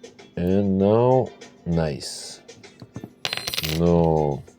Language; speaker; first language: English; non-native, learner; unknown